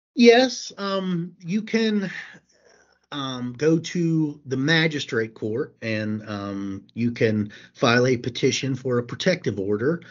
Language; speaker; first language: English; native; English